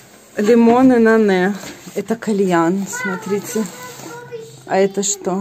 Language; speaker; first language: Russian; native; Russian